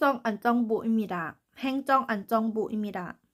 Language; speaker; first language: Korean; non-native, learner; Thai